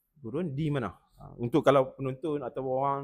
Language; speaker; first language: Malay; native; Malay